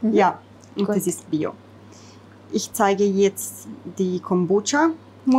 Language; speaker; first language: German; non-native, fluent; Italian